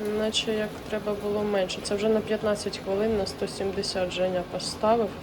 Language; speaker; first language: Ukrainian; non-native, local second language; Russian